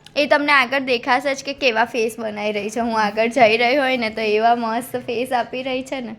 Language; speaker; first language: Gujarati; native; Gujarati